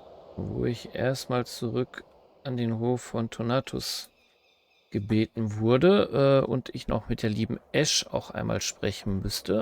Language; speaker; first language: German; native; German